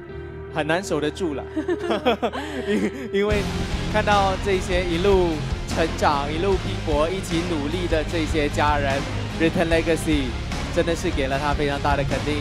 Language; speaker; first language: Chinese; native; Chinese